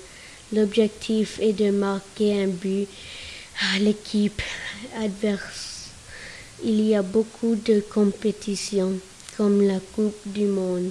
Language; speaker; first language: French; non-native, learner; English